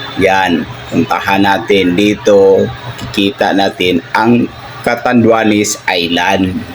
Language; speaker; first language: Filipino; non-native, local second language; Cebuano